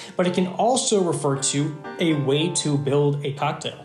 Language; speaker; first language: English; native; English